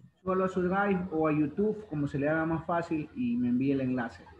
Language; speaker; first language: Spanish; native; Spanish